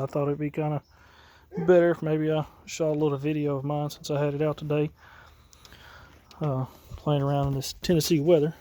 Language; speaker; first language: English; native; English